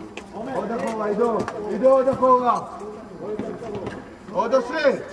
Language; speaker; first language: Hebrew; native; Hebrew